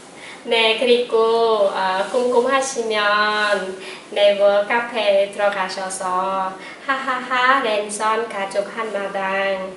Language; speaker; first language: Korean; non-native, fluent; Khmer